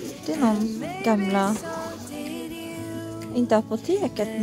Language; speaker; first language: Swedish; non-native, learner; Japanese